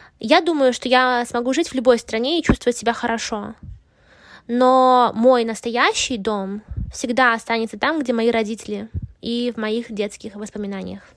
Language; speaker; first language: Russian; native; Russian